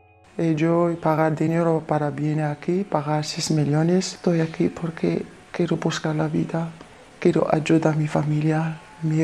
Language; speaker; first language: Spanish; non-native, learner; French